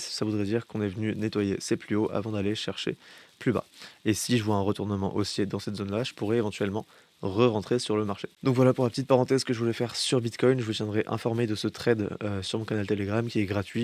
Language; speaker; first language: French; native; French